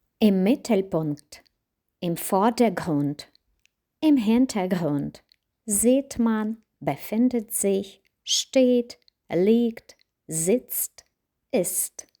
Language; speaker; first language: German; non-native, fluent; Ukrainian